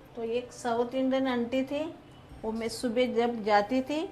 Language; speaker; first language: Hindi; non-native, local second language; Marathi